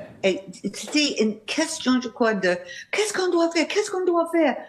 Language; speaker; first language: French; non-native, fluent; English